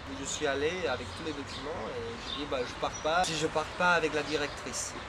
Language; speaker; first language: French; non-native, fluent; Romanian